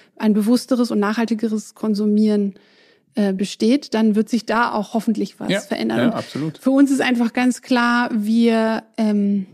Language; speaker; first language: German; non-native, local second language; French